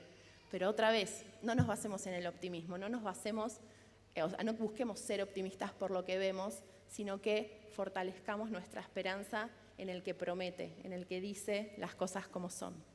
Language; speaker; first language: Spanish; native; Spanish